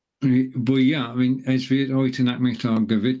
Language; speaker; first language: German; non-native, learner; English